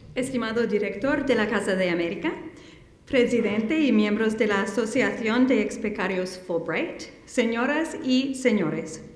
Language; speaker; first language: Spanish; non-native, fluent; English